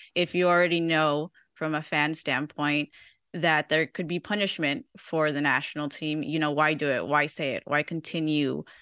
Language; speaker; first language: English; early bilingual, other home language; Spanish